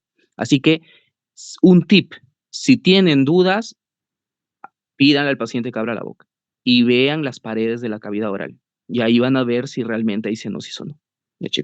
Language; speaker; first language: Spanish; native; Spanish